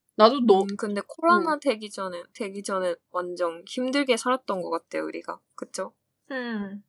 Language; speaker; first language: Korean; non-native, fluent; Japanese